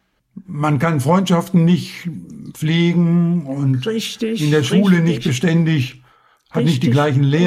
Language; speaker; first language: German; native; German